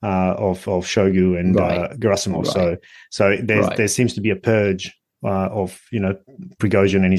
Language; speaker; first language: English; native; English